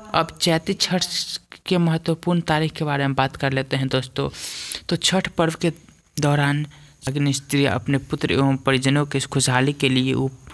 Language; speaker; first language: Hindi; native; Hindi